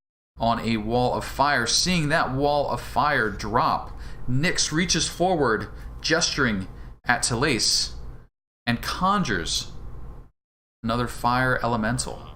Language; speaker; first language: English; native; English